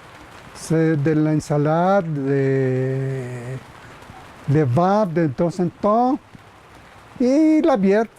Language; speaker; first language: French; non-native, learner; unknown